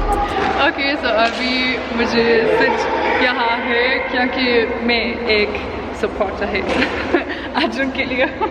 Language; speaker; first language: Hindi; non-native, learner; German